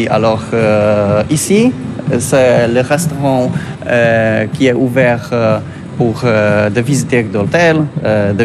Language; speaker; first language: French; non-native, learner; Polish